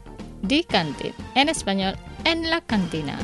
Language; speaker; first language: Spanish; non-native, learner; Indonesian